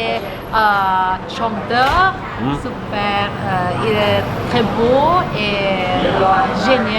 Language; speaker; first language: French; non-native, learner; Thai